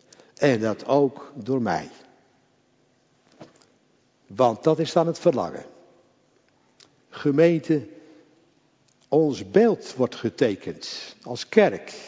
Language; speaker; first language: Dutch; native; Dutch